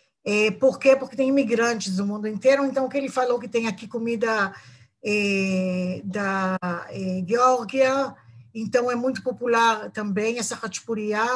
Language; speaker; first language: Portuguese; non-native, fluent; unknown